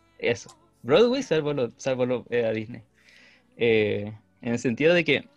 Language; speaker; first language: Spanish; native; Spanish